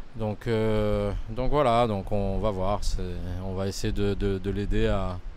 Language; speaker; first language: French; native; French